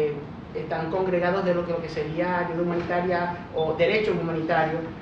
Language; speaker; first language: Spanish; native; Spanish